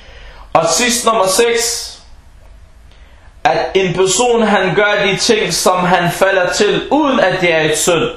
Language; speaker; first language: Danish; non-native, fluent; Arabic